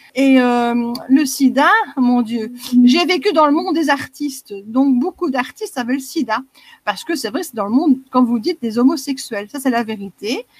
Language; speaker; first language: French; native; French